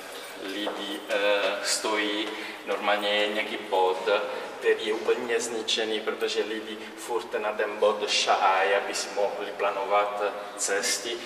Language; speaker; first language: Czech; non-native, learner; Italian